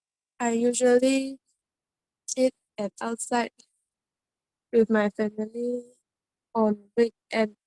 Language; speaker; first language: English; non-native, learner; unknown